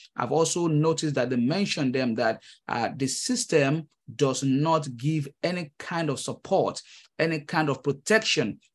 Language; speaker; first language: English; non-native, local second language; Yoruba